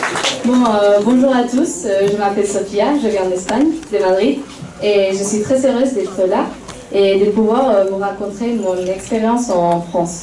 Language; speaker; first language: French; non-native, fluent; Spanish